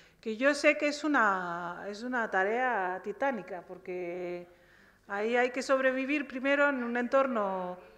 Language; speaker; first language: Spanish; early bilingual, other home language; Riffian